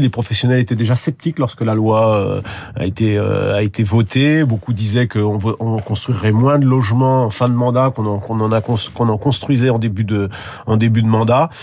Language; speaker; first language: French; native; French